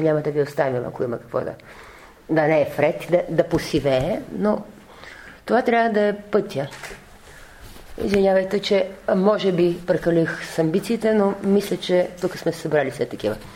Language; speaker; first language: Bulgarian; native; Bulgarian